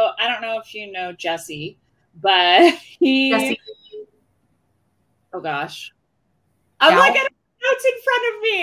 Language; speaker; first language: English; native; English